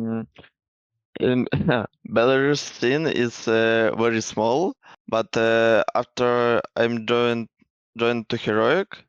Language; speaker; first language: English; non-native, learner; Russian